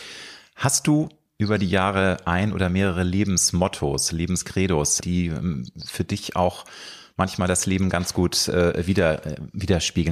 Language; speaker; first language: German; native; German